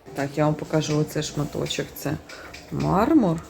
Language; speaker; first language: Ukrainian; native; Ukrainian